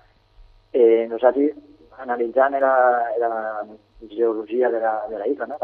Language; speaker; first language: Catalan; native; Catalan